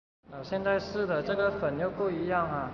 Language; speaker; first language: Chinese; native; Chinese